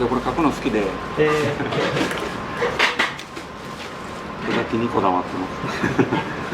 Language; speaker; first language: Japanese; native; Japanese